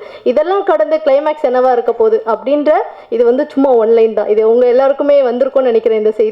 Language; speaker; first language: Tamil; native; Tamil